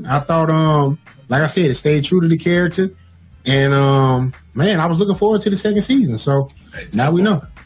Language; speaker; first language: English; native; English